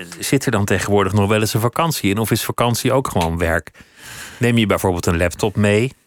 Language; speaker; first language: Dutch; native; Dutch